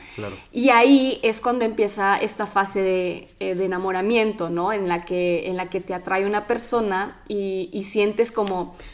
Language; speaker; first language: Spanish; native; Spanish